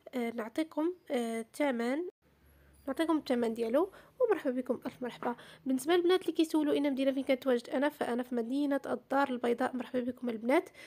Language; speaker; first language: Arabic; native; Arabic